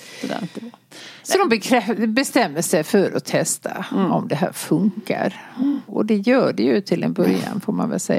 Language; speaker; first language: Swedish; native; Swedish